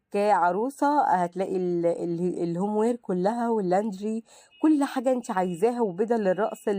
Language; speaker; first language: Arabic; native; Arabic